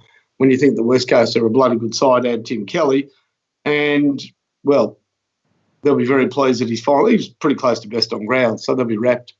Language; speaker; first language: English; native; English